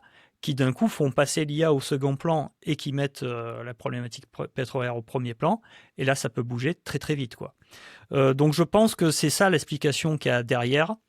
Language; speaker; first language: French; native; French